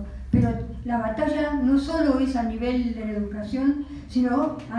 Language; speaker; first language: Spanish; native; Spanish